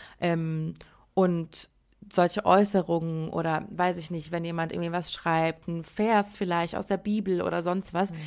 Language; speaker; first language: German; early bilingual, other home language; Persian